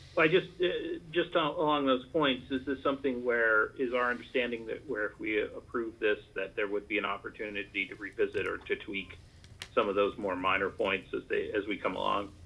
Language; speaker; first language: English; native; English